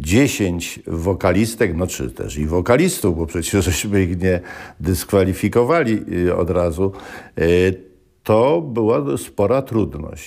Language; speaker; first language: Polish; native; Polish